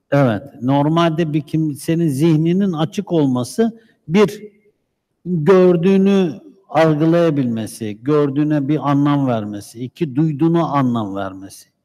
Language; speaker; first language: Turkish; native; Turkish